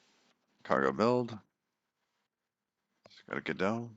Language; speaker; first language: English; native; English